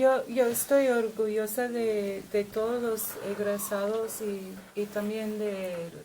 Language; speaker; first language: Spanish; non-native, fluent; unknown